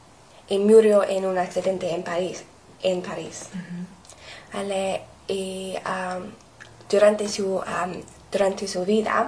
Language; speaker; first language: Spanish; non-native, learner; English